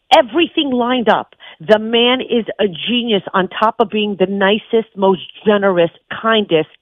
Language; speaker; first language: English; native; English